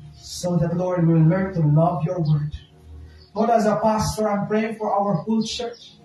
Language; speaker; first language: English; non-native, local second language; Filipino